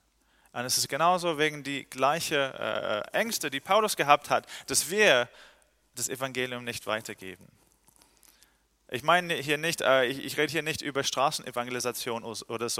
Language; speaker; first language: German; non-native, fluent; English